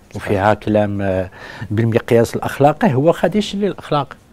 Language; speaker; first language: Arabic; non-native, local second language; Berber languages